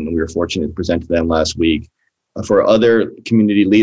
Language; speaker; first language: English; native; English